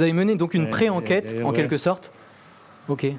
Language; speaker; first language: French; native; French